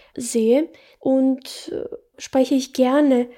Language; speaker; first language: German; non-native, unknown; Bosnian